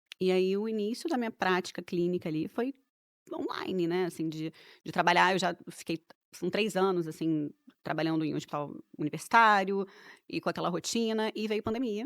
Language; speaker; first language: Portuguese; native; Portuguese